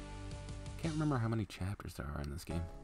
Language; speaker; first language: English; native; English